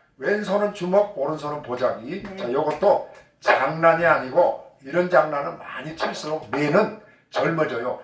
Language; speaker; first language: Korean; native; Korean